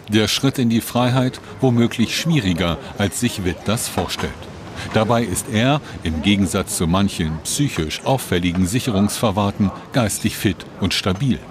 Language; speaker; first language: German; native; German